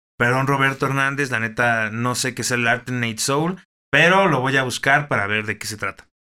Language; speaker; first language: Spanish; native; Spanish